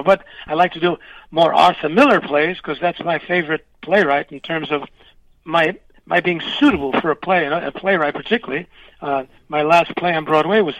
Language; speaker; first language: English; early bilingual, other home language; Spanish